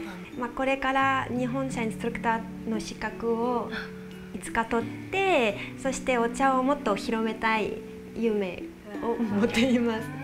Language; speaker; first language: Japanese; non-native, fluent; French